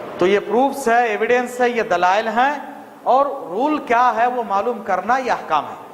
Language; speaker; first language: Urdu; native; Urdu